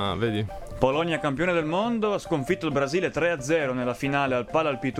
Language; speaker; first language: Italian; native; Italian